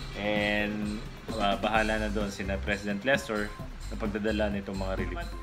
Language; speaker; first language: Filipino; native; Filipino